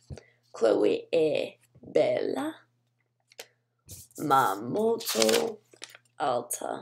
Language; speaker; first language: Italian; non-native, learner; English